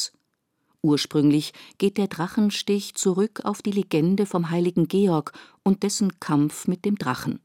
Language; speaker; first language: German; native; German